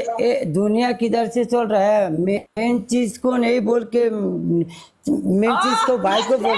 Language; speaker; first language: Hindi; non-native, learner; Bangla